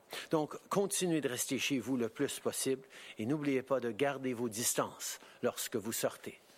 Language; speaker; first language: French; early bilingual, heritage; French